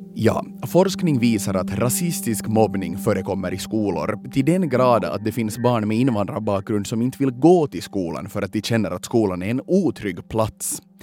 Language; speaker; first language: Swedish; native; Swedish